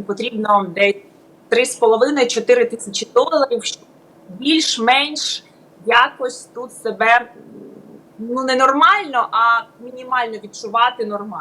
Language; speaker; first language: Ukrainian; native; Ukrainian